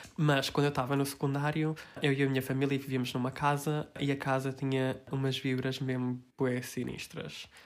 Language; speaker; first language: Portuguese; early bilingual, heritage; Portuguese